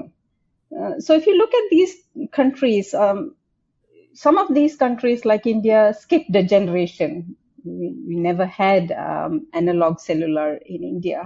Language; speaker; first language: English; non-native, local second language; Tamil